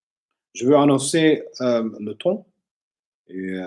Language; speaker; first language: French; non-native, learner; English